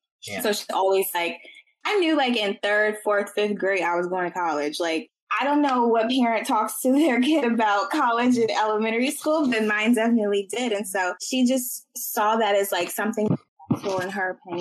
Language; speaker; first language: English; native; English